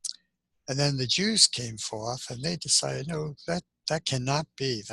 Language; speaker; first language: English; native; English